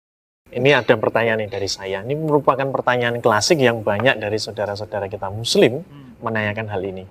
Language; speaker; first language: Indonesian; native; Indonesian